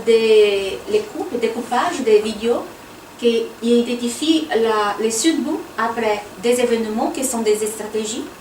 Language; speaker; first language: French; non-native, fluent; Portuguese